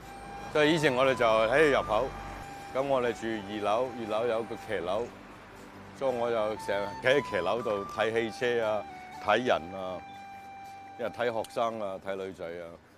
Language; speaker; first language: Chinese; native; Chinese